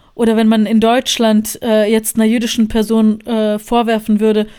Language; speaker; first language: German; non-native, fluent; Bosnian